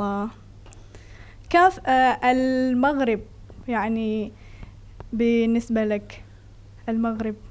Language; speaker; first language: Arabic; non-native, fluent; Indonesian